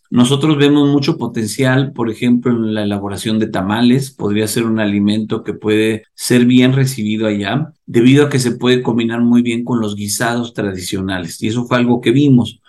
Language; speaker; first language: Spanish; native; Spanish